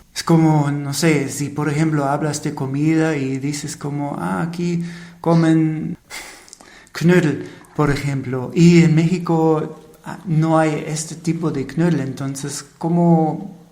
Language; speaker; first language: Spanish; non-native, fluent; German